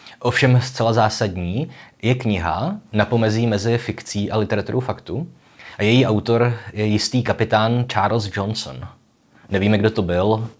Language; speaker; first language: Czech; native; Czech